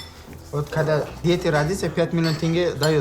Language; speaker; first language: Russian; non-native, learner; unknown